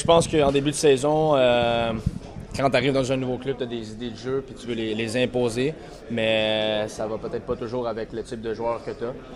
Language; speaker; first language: French; native; French